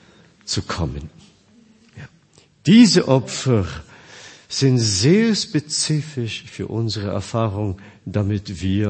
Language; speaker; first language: German; non-native, fluent; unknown